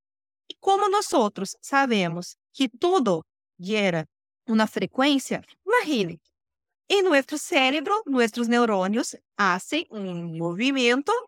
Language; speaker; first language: Spanish; non-native, learner; Portuguese